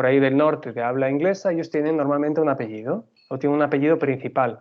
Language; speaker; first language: Spanish; native; Spanish